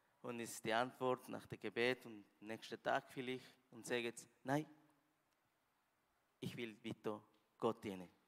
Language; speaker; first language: German; non-native, learner; Spanish